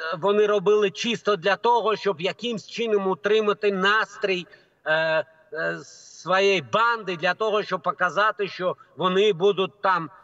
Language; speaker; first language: Ukrainian; non-native, local second language; Crimean Tatar